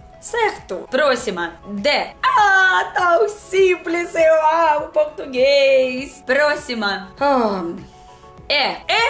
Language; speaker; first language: Portuguese; non-native, learner; Russian